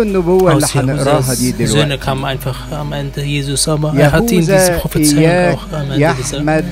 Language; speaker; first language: German; non-native, fluent; Arabic